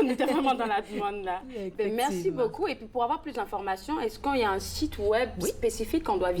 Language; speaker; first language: French; native; French